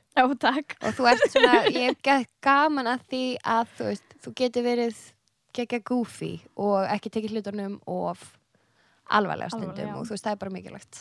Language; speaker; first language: Icelandic; early bilingual, other home language; Filipino